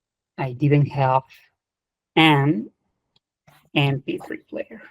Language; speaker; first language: English; non-native, fluent; Spanish